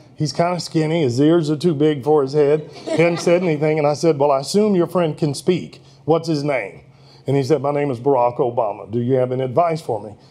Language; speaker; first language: English; native; English